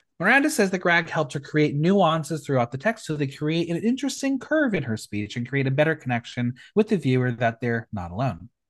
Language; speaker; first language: English; native; English